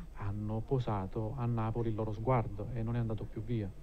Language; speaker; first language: Italian; native; Italian